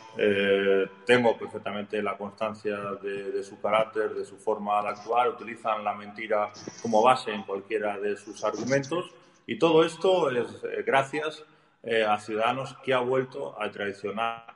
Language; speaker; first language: Spanish; native; Spanish